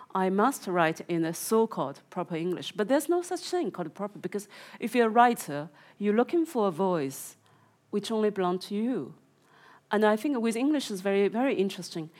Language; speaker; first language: English; non-native, fluent; Chinese